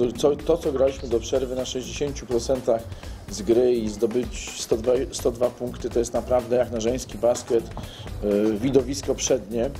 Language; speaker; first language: Polish; native; Polish